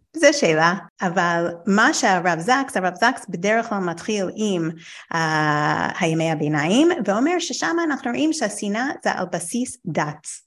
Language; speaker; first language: Hebrew; non-native, fluent; English